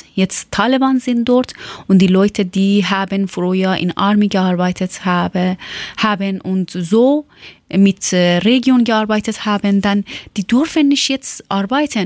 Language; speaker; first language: German; non-native, learner; Persian